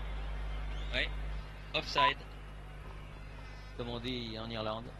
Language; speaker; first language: French; native; French